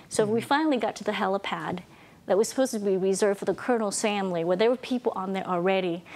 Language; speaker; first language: English; non-native, fluent; Vietnamese